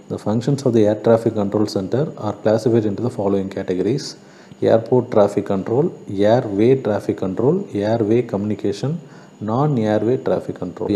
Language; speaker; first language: English; non-native, local second language; Tamil